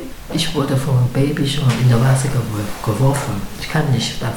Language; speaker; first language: German; non-native, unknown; Chinese